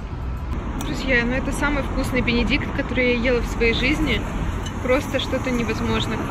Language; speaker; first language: Russian; native; Russian